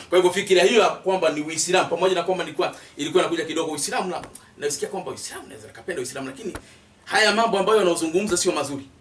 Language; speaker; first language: Swahili; non-native, local second language; Kikuyu